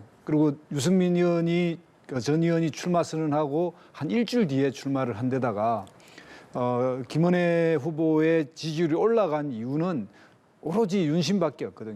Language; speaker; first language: Korean; native; Korean